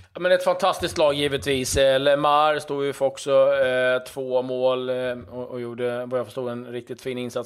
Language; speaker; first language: Swedish; native; Swedish